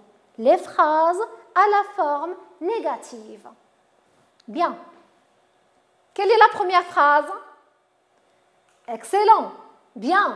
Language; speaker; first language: French; non-native, local second language; Arabic